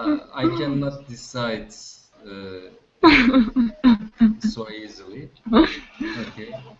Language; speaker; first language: English; non-native, fluent; Turkish